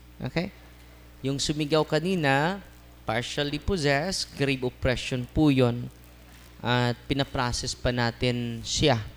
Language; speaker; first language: Filipino; non-native, local second language; Cebuano